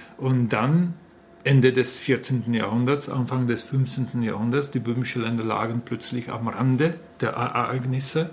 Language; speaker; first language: German; non-native, fluent; Czech